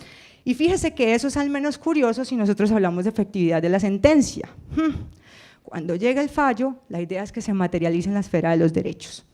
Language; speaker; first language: Spanish; native; Spanish